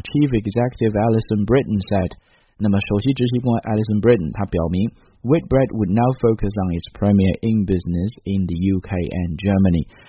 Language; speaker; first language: English; non-native, fluent; Chinese